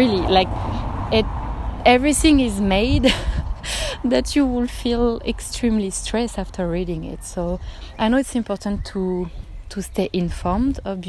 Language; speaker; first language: English; non-native, fluent; French